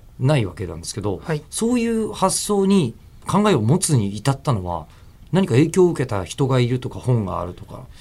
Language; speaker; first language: Japanese; native; Japanese